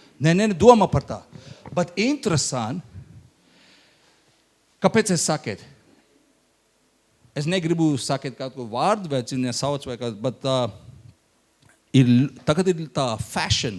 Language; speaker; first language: Latvian; non-native, learner; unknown